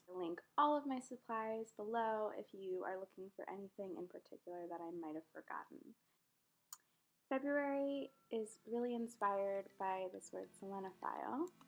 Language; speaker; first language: English; native; English